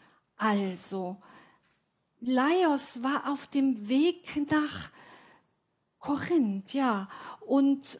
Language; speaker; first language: German; native; German